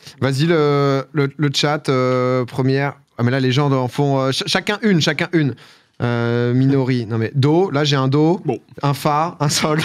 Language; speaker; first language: French; native; French